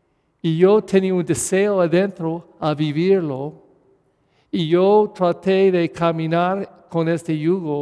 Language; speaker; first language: Spanish; non-native, fluent; English